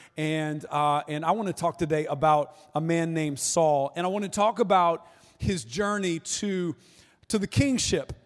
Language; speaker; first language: English; native; English